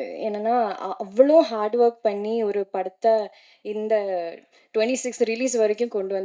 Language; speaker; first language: Tamil; non-native, learner; Malayalam